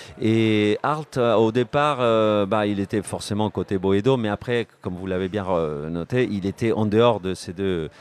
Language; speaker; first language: French; non-native, fluent; Spanish